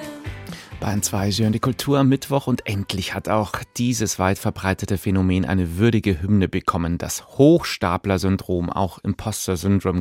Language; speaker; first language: German; native; German